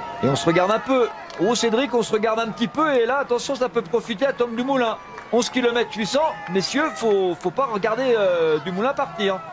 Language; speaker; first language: French; native; French